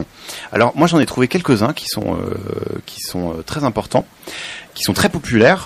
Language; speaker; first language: French; native; French